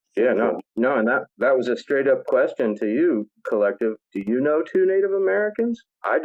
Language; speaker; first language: English; native; English